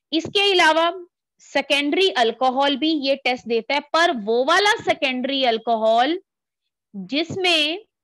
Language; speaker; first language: Hindi; native; Hindi